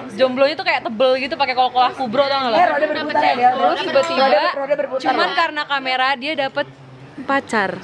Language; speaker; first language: Indonesian; native; Indonesian